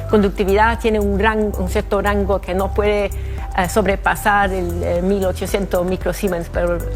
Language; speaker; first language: Spanish; non-native, fluent; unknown